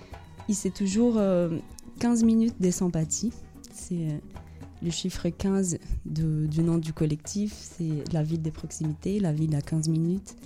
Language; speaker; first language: French; non-native, fluent; Portuguese